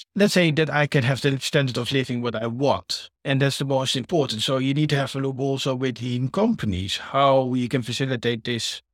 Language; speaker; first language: English; non-native, fluent; Dutch